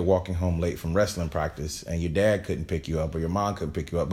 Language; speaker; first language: English; native; English